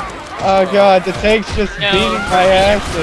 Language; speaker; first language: English; native; English